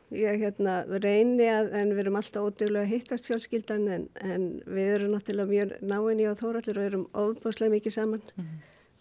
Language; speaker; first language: Icelandic; native; Icelandic